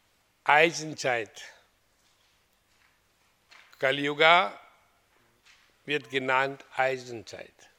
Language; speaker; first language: German; non-native, fluent; Hindi